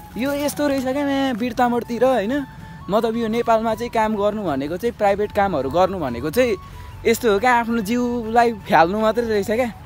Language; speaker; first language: Nepali; native; Nepali